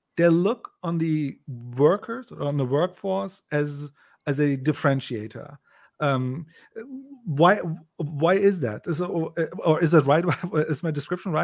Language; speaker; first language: English; non-native, fluent; German